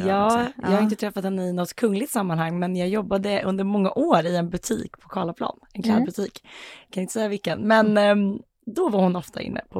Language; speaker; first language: Swedish; native; Swedish